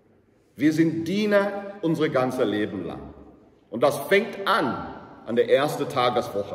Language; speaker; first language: German; non-native, learner; English